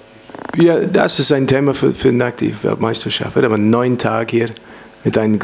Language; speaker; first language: German; non-native, learner; English